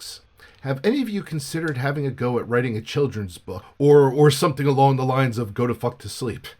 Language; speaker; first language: English; native; English